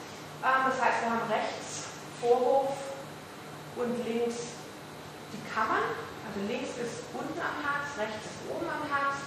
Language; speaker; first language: German; native; German